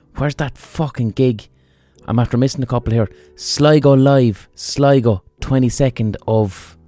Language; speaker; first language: English; native; English